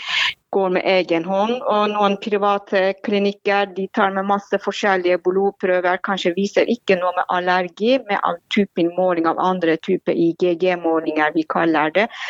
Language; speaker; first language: Norwegian; non-native, fluent; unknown